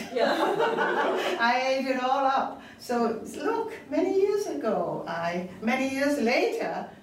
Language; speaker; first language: English; non-native, local second language; Cantonese